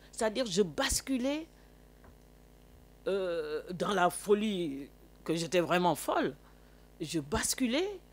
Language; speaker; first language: French; non-native, local second language; Wolof